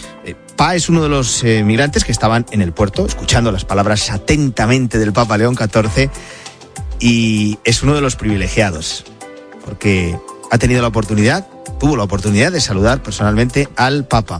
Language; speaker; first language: Spanish; native; Spanish